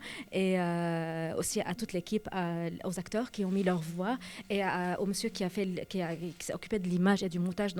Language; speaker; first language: French; non-native, local second language; Arabic